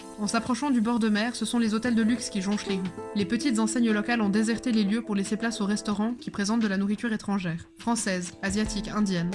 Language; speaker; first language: French; early bilingual, other home language; Hebrew